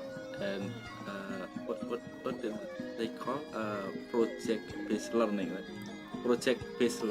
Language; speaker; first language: English; non-native, learner; Indonesian